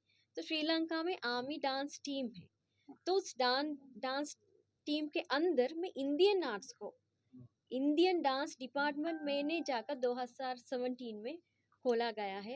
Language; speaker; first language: Hindi; non-native, fluent; Sinhala